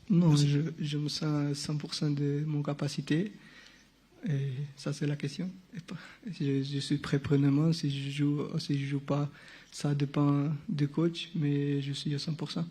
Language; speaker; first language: French; non-native, local second language; Portuguese